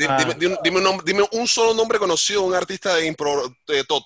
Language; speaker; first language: Spanish; native; Spanish